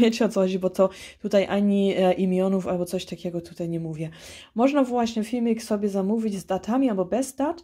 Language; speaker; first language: Polish; early bilingual, heritage; Polish